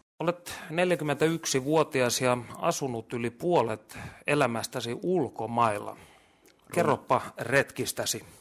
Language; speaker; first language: Finnish; native; Finnish